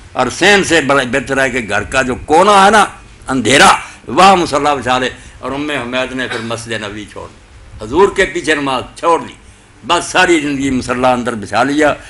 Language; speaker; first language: Urdu; non-native, local second language; Punjabi